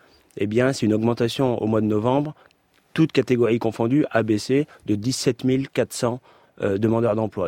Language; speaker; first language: French; native; French